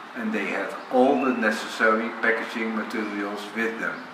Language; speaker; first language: English; non-native, fluent; Dutch